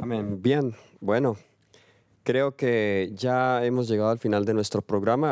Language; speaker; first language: Spanish; native; Spanish